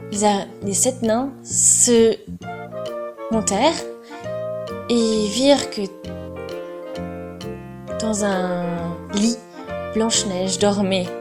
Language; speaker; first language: French; non-native, fluent; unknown